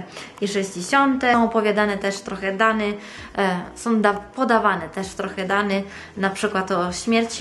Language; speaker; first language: Polish; non-native, fluent; Italian